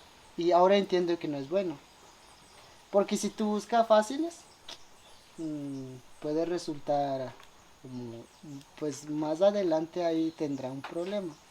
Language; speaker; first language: Spanish; non-native, local second language; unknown